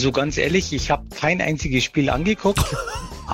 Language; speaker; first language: German; native; German